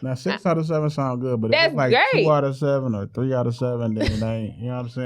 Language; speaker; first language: English; native; English